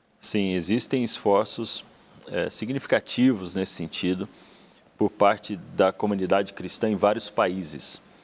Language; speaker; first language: Portuguese; native; Portuguese